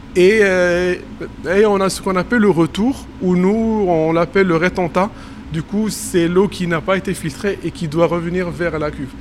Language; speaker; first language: French; non-native, local second language; Arabic